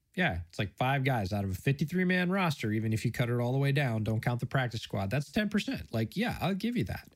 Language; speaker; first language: English; native; English